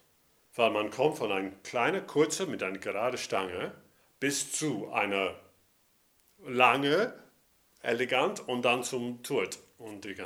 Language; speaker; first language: German; non-native, fluent; English